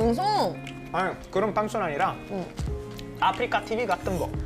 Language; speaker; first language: Korean; non-native, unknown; Italian